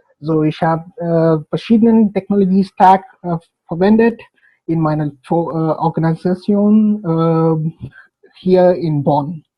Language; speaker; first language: German; non-native, learner; Telugu